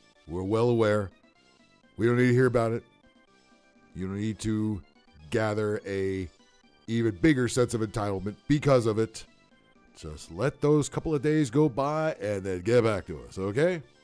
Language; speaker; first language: English; native; English